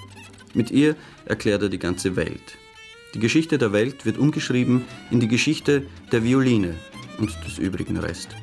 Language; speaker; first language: German; native; German